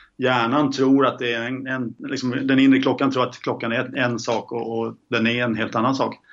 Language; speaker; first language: Swedish; native; Swedish